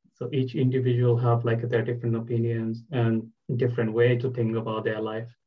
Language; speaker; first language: English; non-native, local second language; Bangla